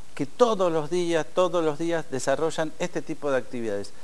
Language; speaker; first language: Spanish; native; Spanish